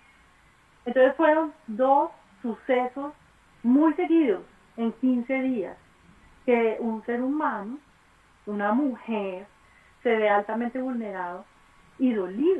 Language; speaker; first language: Spanish; native; Spanish